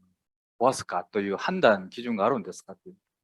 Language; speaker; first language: Japanese; non-native, local second language; Korean